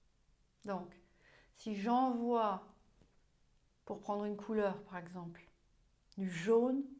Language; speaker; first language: French; non-native, fluent; German